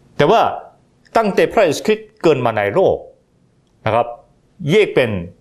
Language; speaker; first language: Thai; non-native, fluent; Korean